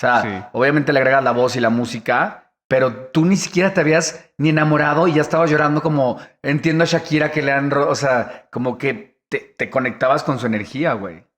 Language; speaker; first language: Spanish; native; Spanish